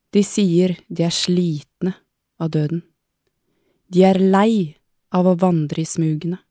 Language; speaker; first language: Norwegian; native; Norwegian